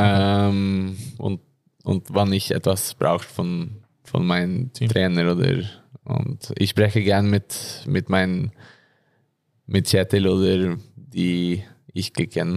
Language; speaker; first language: German; non-native, learner; Norwegian